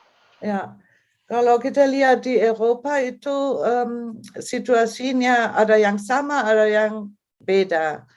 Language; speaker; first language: Indonesian; non-native, fluent; German